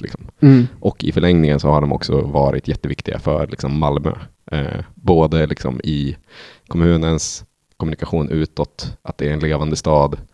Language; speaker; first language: Swedish; native; Swedish